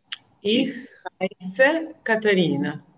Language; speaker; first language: German; non-native, learner; Serbian